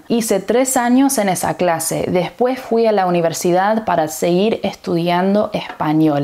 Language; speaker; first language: Spanish; early bilingual, heritage; English